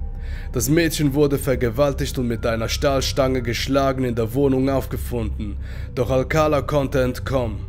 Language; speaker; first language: German; native; German